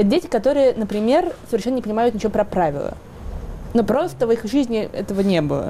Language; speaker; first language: Russian; native; Russian